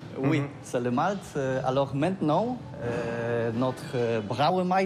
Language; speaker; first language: French; non-native, learner; Polish